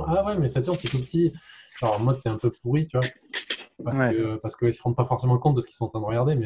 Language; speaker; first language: French; native; French